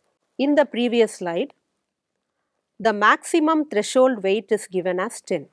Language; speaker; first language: English; non-native, local second language; Tamil